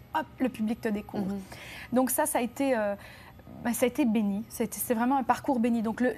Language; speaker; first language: French; native; French